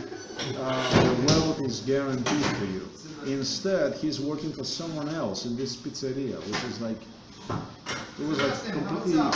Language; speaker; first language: English; non-native, fluent; Slovenian